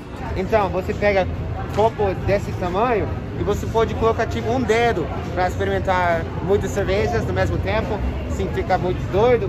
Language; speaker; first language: Portuguese; non-native, fluent; English